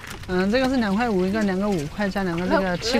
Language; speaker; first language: Chinese; non-native, fluent; Indonesian